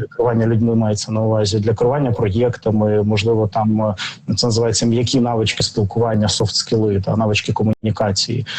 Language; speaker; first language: Ukrainian; non-native, local second language; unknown